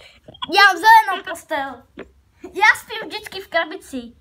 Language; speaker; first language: Czech; early bilingual, other home language; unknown